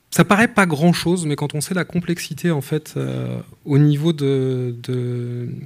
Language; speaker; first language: French; native; French